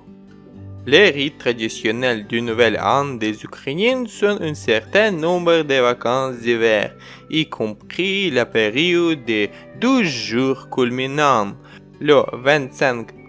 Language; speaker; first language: French; non-native, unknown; Ukrainian